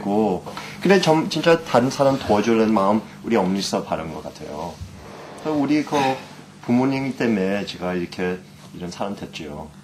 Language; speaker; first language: Korean; early bilingual, heritage; English